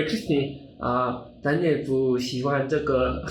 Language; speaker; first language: Korean; native; Korean